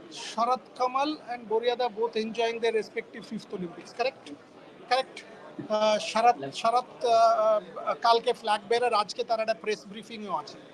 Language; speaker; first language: English; non-native, local second language; Bangla